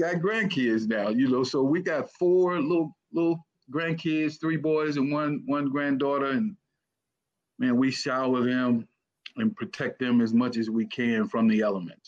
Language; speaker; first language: English; native; English